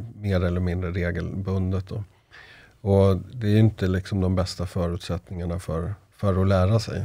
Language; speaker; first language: Swedish; native; Swedish